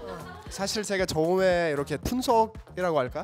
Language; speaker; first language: Korean; non-native, fluent; Uzbek